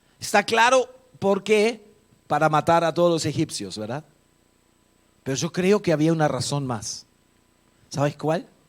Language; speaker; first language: Spanish; non-native, fluent; German